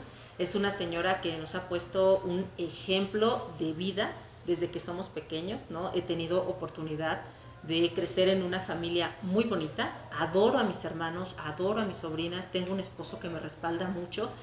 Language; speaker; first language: Spanish; native; Spanish